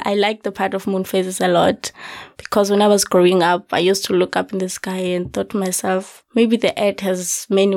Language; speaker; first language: English; non-native, local second language; Southern Sotho